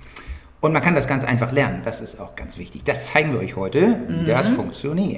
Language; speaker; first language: German; native; German